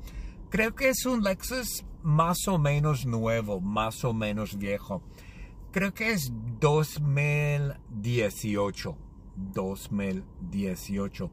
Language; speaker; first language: Spanish; non-native, learner; English